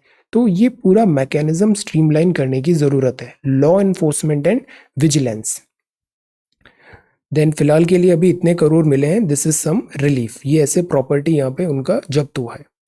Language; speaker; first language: Hindi; native; Hindi